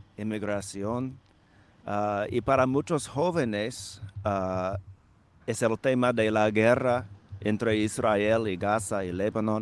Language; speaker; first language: Spanish; non-native, fluent; English